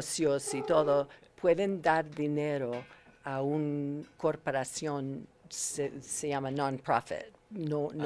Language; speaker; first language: Spanish; non-native, learner; English